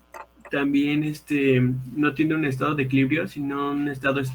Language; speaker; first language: Spanish; native; Spanish